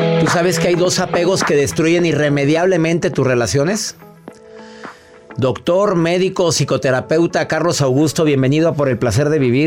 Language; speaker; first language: Spanish; native; Spanish